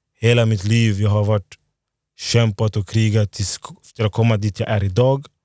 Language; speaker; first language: Swedish; early bilingual, other home language; Lingala